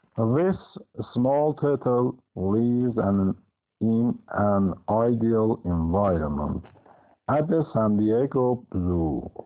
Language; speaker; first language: English; non-native, fluent; Persian